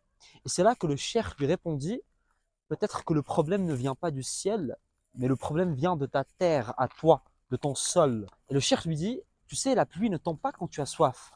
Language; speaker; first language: French; native; French